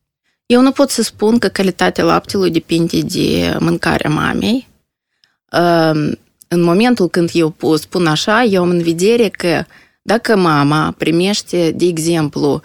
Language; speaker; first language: Romanian; non-native, local second language; Russian